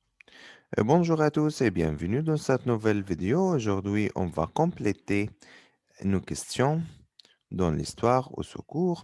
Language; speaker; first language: French; non-native, fluent; Arabic